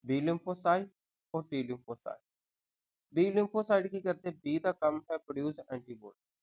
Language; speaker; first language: Hindi; non-native, local second language; Punjabi